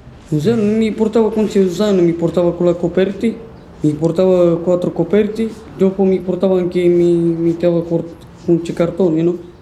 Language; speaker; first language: Italian; non-native, learner; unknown